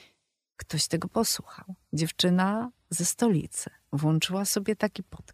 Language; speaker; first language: Polish; native; Polish